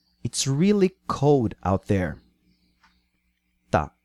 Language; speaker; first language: English; non-native, fluent; Portuguese